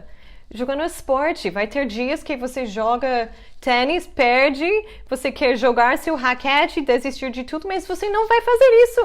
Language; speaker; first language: Portuguese; non-native, fluent; English